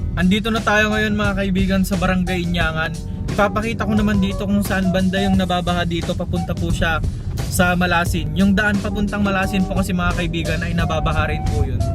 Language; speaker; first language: Filipino; non-native, local second language; Iloko